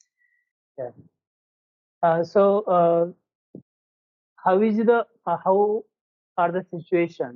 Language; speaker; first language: English; non-native, learner; Marathi